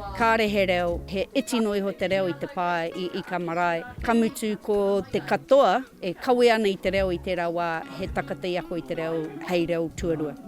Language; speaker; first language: Māori; non-native, local second language; English